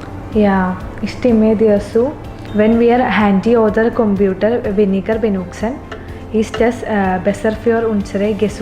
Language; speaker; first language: German; non-native, learner; Malayalam